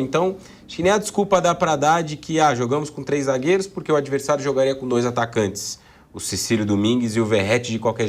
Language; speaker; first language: Portuguese; native; Portuguese